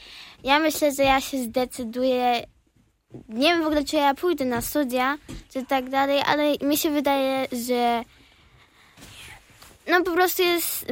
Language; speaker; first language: Polish; early bilingual, heritage; Polish